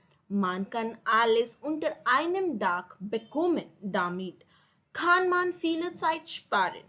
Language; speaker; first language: German; non-native, fluent; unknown